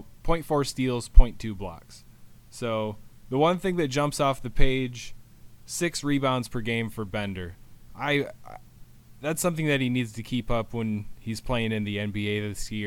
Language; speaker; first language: English; native; English